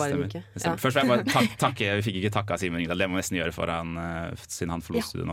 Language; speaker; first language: Norwegian; native; Norwegian